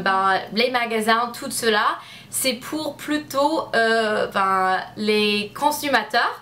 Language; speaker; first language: French; non-native, learner; English